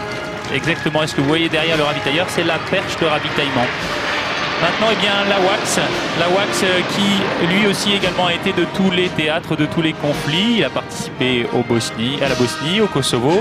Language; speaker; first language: French; native; French